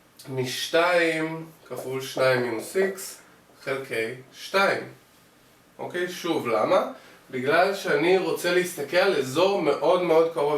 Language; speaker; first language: Hebrew; native; Hebrew